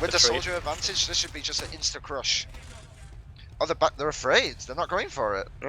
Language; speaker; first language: English; native; English